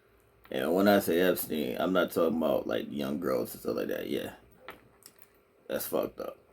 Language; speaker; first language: English; native; English